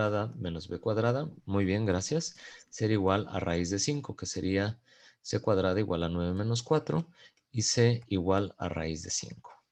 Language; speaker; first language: Spanish; native; Spanish